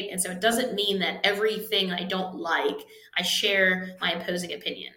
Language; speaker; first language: English; native; English